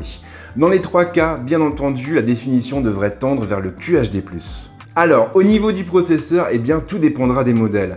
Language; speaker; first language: French; native; French